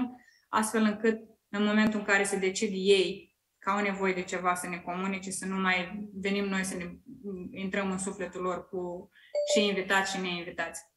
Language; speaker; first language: Romanian; native; Romanian